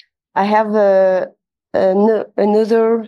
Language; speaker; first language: English; non-native, local second language; French